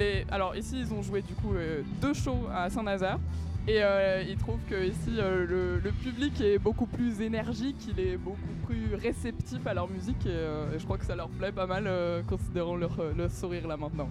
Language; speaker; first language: French; native; French